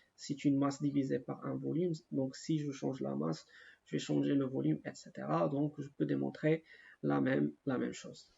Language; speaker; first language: French; non-native, local second language; Arabic